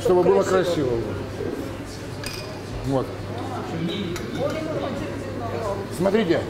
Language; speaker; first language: Russian; native; Russian